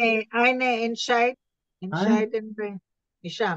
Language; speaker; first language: German; non-native, learner; Hebrew